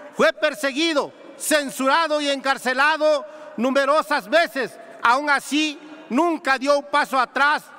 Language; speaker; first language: Spanish; native; Spanish